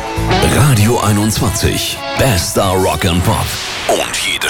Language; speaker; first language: German; native; German